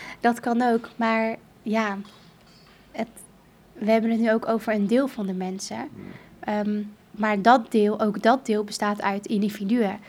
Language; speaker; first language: Dutch; early bilingual, other home language; Kurdish